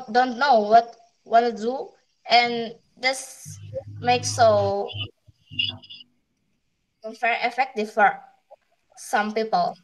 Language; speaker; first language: English; non-native, learner; Indonesian